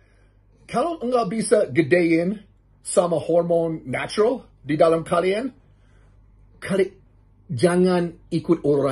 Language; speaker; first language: Indonesian; non-native, learner; English